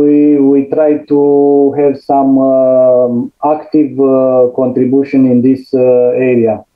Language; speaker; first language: English; non-native, fluent; Romanian